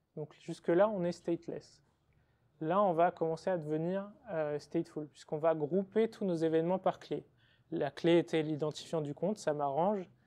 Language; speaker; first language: French; native; French